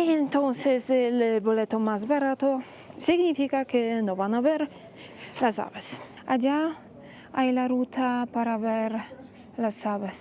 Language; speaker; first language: Spanish; non-native, fluent; Polish